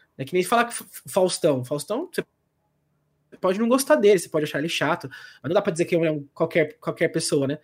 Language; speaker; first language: Portuguese; native; Portuguese